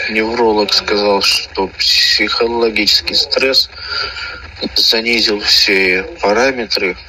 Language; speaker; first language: Russian; native; Russian